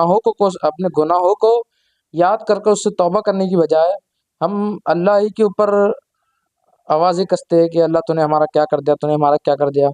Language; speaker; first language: Urdu; native; Urdu